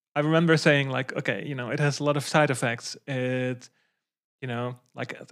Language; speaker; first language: English; non-native, fluent; Dutch